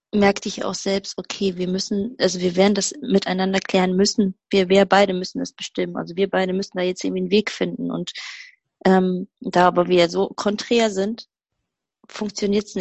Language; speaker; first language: German; native; German